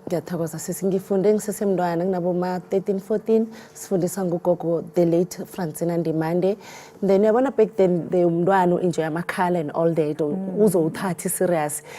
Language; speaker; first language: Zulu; non-native, local second language; Swati